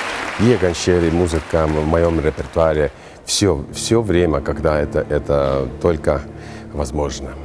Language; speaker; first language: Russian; non-native, fluent; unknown